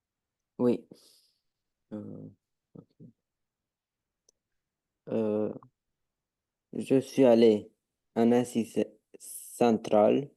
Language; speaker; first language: French; non-native, learner; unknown